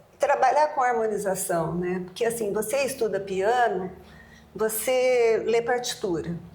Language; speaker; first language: Portuguese; native; Portuguese